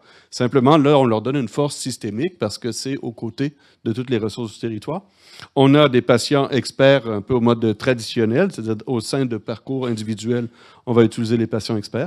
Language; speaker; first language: French; native; French